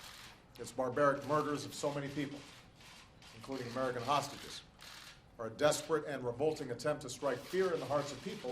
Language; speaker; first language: English; native; English